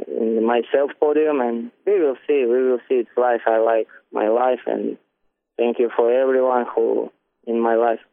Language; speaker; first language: English; non-native, learner; Ukrainian